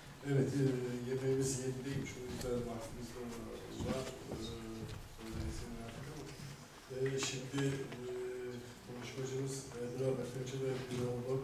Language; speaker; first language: Turkish; native; Turkish